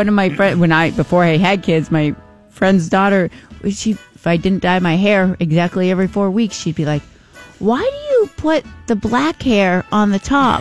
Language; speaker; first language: English; native; English